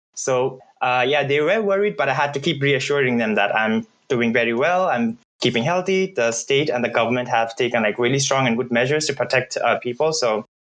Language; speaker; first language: English; non-native, fluent; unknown